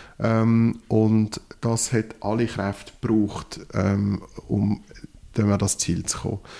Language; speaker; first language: German; non-native, local second language; French